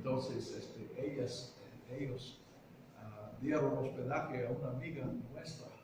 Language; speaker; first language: Spanish; non-native, fluent; English